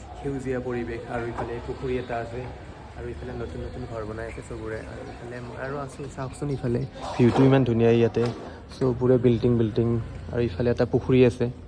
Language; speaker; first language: Assamese; native; Assamese